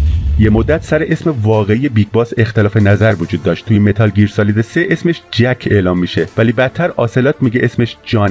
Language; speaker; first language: Persian; native; Persian